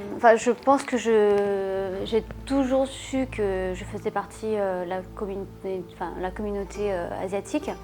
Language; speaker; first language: French; early bilingual, other home language; Wu Chinese